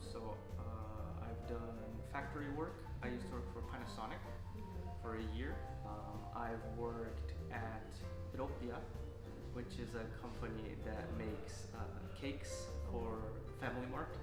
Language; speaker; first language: English; non-native, fluent; Portuguese